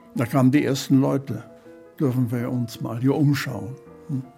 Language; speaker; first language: German; native; German